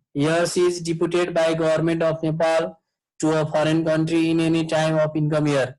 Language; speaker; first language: English; non-native, local second language; Nepali